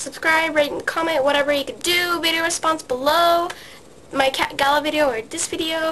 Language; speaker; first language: English; native; English